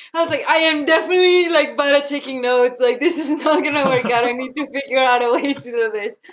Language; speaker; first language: English; non-native, fluent; Spanish